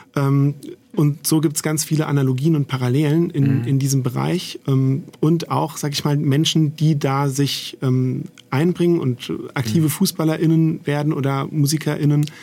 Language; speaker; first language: German; native; German